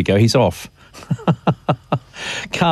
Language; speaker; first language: English; native; English